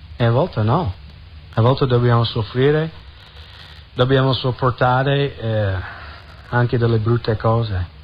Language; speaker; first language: Italian; non-native, fluent; English